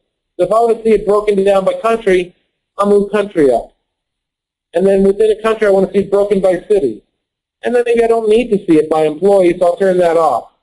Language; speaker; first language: English; native; English